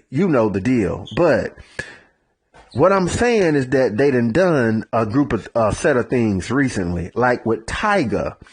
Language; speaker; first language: English; native; English